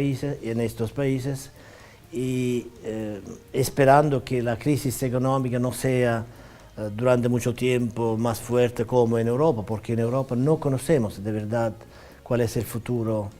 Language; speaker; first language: Spanish; non-native, fluent; Italian